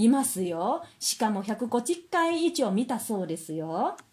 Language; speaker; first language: Japanese; non-native, fluent; Chinese